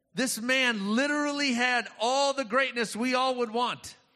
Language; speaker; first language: English; native; English